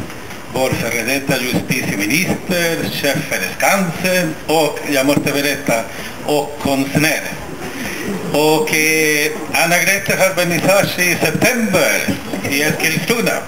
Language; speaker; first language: Swedish; non-native, fluent; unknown